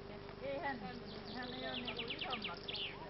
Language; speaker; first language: Finnish; native; Finnish